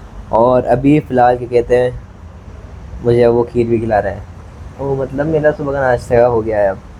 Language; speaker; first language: Hindi; native; Hindi